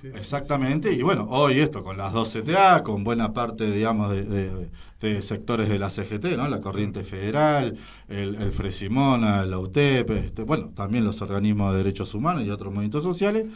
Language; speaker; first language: Spanish; native; Spanish